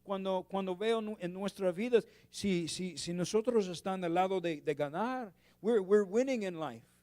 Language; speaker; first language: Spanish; non-native, learner; English